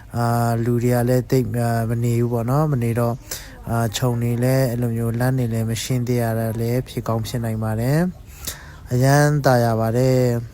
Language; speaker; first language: Burmese; non-native, local second language; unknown